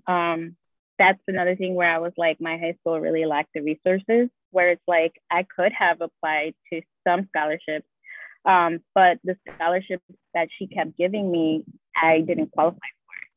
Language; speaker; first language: English; early bilingual, other home language; Spanish